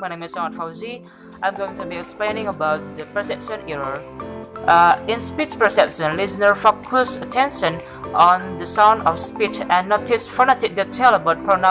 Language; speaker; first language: English; non-native, learner; Indonesian